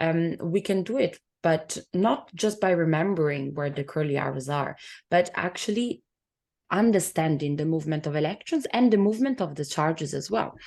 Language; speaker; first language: English; non-native, fluent; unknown